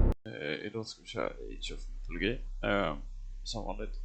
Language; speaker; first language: Swedish; native; Swedish